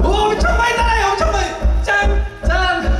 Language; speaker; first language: Korean; native; Korean